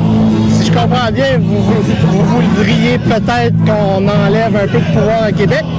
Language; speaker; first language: French; native; French